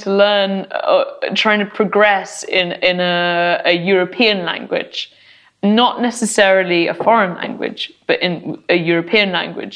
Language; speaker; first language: English; native; English